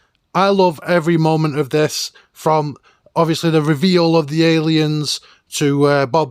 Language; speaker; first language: English; native; English